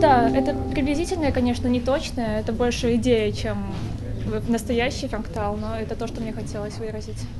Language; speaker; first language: Russian; native; Russian